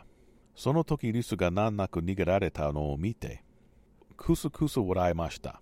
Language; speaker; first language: Japanese; non-native, learner; English